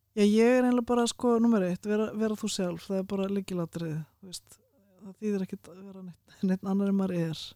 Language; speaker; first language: Icelandic; early bilingual, other home language; Russian